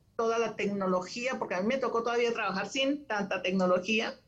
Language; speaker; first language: Spanish; native; Spanish